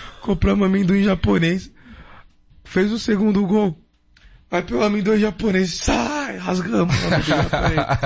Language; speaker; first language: Portuguese; native; Portuguese